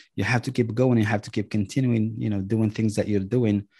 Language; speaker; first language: English; non-native, fluent; Arabic